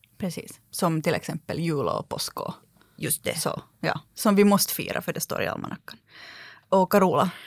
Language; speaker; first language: Swedish; native; Swedish